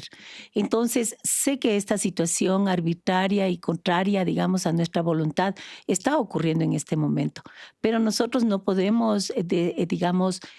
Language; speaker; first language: Spanish; native; Spanish